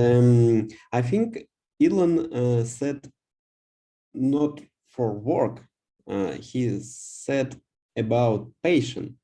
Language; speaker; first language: English; non-native, learner; Russian